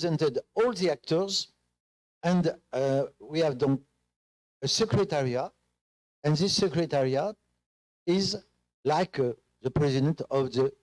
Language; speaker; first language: English; non-native, fluent; French